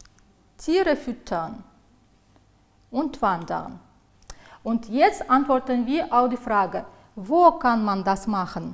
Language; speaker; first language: German; non-native, fluent; Uzbek